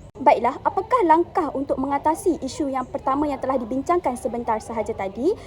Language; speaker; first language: Malay; native; Malay